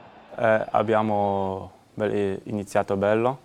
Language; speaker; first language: Italian; non-native, learner; Polish